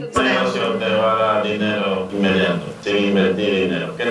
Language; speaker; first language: Spanish; native; Spanish